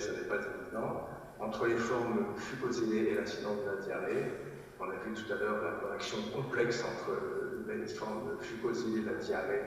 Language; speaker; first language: French; native; French